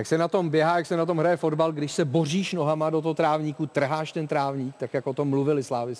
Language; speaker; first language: Czech; native; Czech